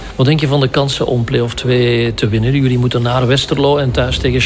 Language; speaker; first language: Dutch; native; Dutch